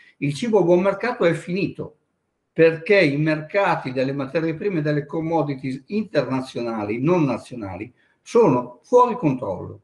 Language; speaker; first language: Italian; native; Italian